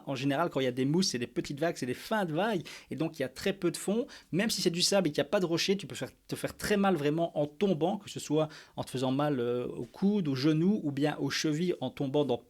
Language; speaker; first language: French; native; French